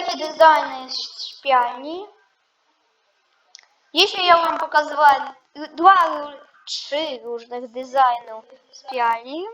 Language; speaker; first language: Polish; non-native, learner; Ukrainian